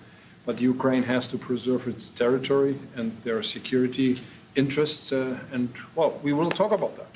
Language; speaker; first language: English; non-native, fluent; German